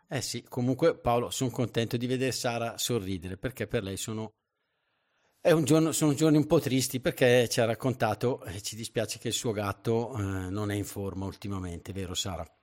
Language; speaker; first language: Italian; native; Italian